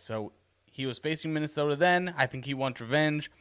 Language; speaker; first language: English; native; English